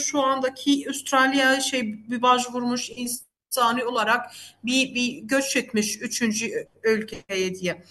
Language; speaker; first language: Turkish; non-native, fluent; Arabic